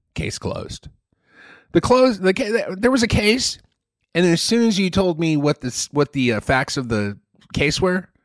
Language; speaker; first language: English; native; English